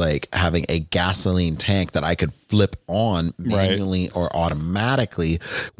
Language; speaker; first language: English; native; English